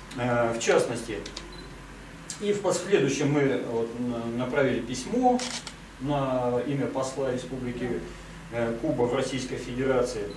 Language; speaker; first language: Russian; native; Russian